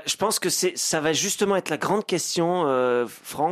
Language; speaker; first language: French; native; French